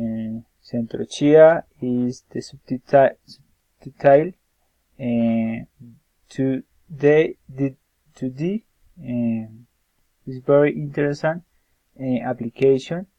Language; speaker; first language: English; non-native, learner; Spanish